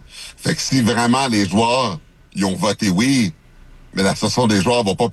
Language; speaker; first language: French; native; French